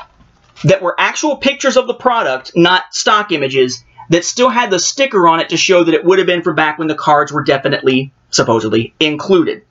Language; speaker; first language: English; native; English